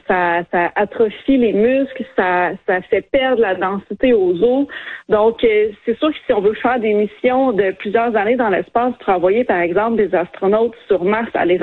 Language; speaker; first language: French; native; French